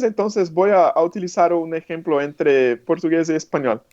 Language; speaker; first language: Spanish; non-native, fluent; Portuguese